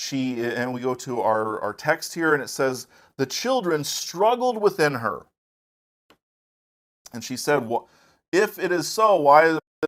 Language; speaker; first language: English; native; English